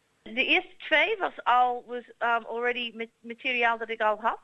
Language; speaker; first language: Dutch; early bilingual, heritage; Dutch